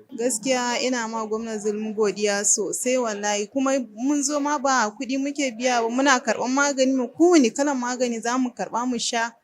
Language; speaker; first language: Hausa; native; Hausa